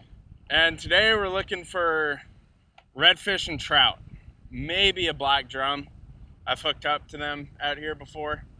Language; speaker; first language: English; native; English